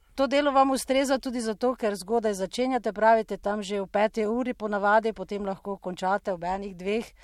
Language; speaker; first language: Slovenian; native; Slovenian